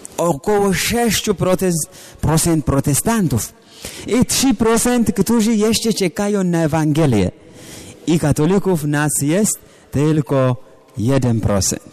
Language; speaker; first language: Polish; non-native, learner; Amharic